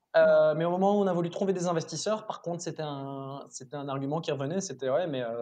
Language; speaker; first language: French; native; French